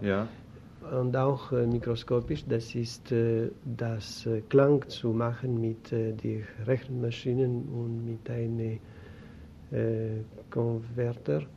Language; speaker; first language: German; non-native, learner; Greek